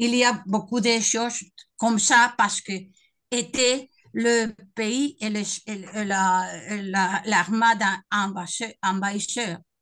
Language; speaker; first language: French; non-native, learner; Spanish